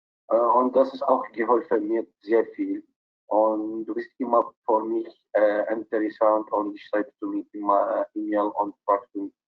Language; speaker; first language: German; non-native, learner; Arabic